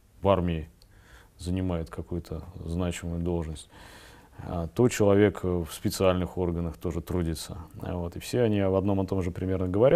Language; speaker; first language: Russian; native; Russian